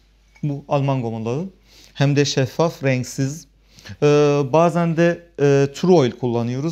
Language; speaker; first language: Turkish; non-native, fluent; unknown